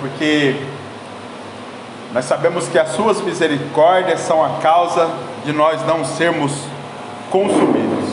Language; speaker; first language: Portuguese; native; Portuguese